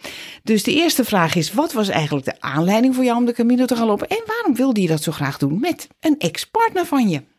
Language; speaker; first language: Dutch; native; Dutch